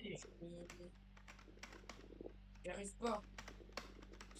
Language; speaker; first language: French; native; French